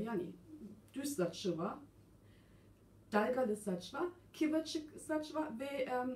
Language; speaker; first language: Turkish; early bilingual, heritage; German